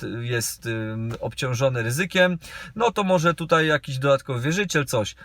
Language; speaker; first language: Polish; native; Polish